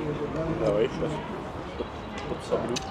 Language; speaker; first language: Russian; native; Russian